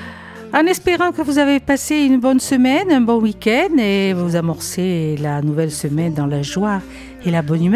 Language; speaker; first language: French; native; French